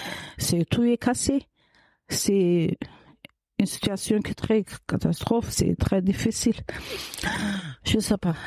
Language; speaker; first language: French; non-native, learner; Kurdish